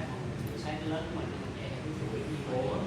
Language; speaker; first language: Vietnamese; native; Vietnamese